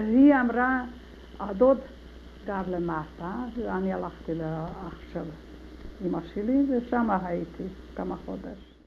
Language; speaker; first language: Hebrew; non-native, learner; Hungarian